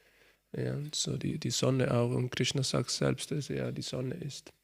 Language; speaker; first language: German; non-native, learner; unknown